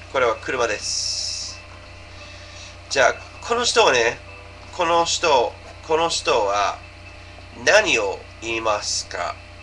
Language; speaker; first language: Japanese; non-native, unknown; English